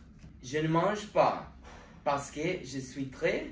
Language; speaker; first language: French; non-native, learner; Portuguese